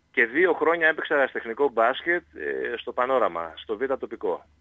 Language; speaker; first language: Greek; native; Greek